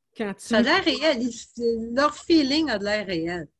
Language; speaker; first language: French; native; French